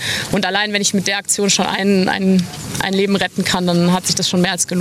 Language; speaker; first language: German; native; German